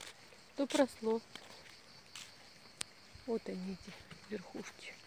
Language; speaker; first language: Russian; native; Russian